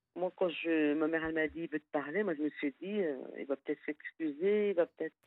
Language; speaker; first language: French; non-native, fluent; Arabic